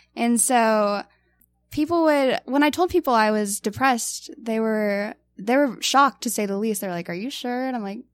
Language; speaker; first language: English; native; English